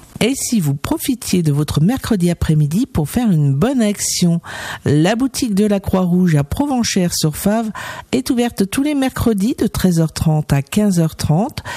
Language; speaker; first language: French; native; French